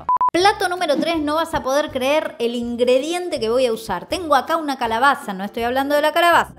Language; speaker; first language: Spanish; native; Spanish